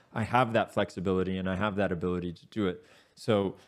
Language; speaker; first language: English; native; English